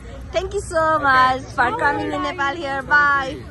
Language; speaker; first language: English; non-native, learner; Nepali